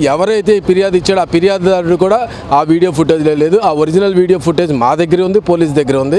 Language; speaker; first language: Telugu; native; Telugu